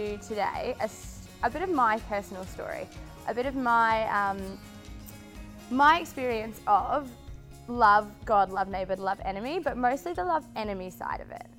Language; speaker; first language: English; native; English